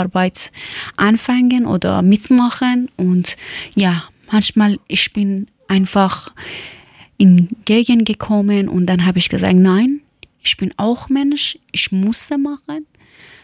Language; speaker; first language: German; non-native, learner; Persian